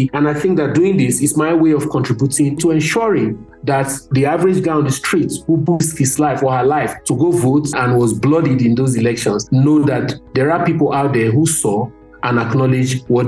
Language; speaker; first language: English; non-native, local second language; Hausa